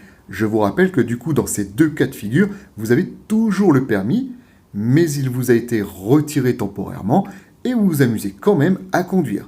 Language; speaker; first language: French; native; French